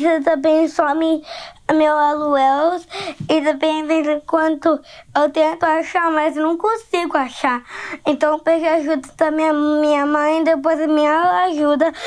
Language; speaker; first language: Portuguese; early bilingual, heritage; Portuguese